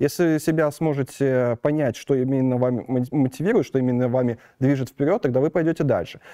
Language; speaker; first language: Russian; native; Russian